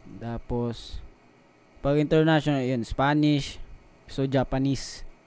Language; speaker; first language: Filipino; non-native, local second language; Cebuano